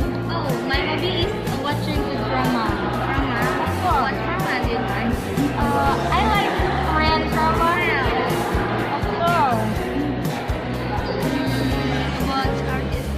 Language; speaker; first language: English; non-native, learner; Indonesian